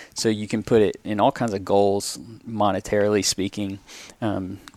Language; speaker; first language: English; native; English